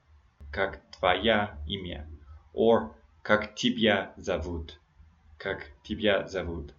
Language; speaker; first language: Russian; non-native, learner; English